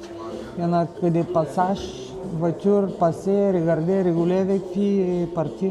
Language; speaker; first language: French; non-native, learner; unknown